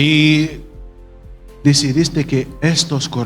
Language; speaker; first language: Spanish; non-native, fluent; Arabic